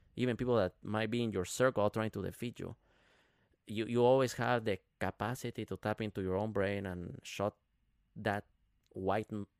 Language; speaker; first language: English; non-native, fluent; Spanish